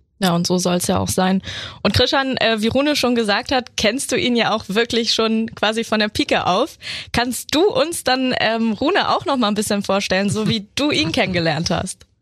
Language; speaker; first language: German; native; German